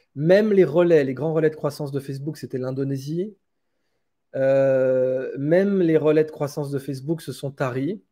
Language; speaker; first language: French; native; French